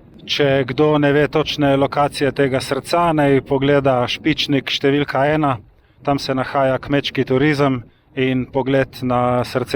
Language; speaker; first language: Slovenian; native; Slovenian